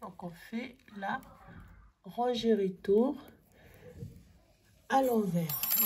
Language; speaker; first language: French; non-native, local second language; Arabic